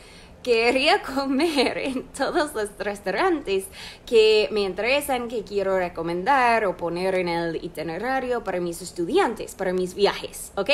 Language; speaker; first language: Spanish; non-native, fluent; English